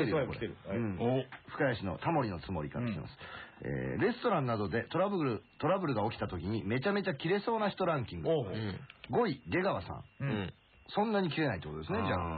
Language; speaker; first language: Japanese; native; Japanese